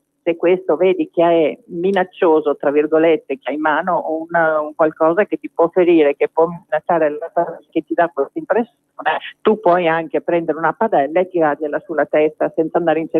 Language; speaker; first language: Italian; native; Italian